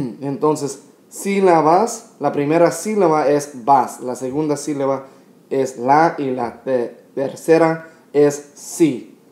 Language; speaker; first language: Spanish; non-native, fluent; English